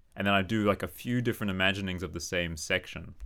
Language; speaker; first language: English; native; English